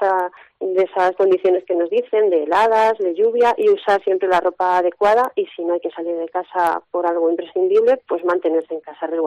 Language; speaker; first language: Spanish; native; Spanish